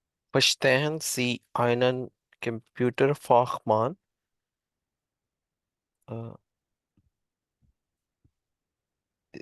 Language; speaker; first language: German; non-native, learner; Urdu